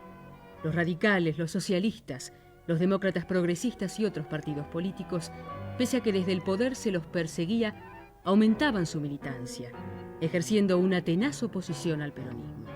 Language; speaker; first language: Spanish; native; Spanish